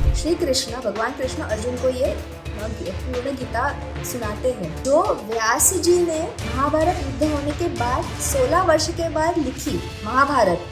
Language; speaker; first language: Hindi; non-native, local second language; Marathi